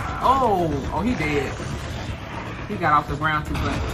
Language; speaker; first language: English; native; English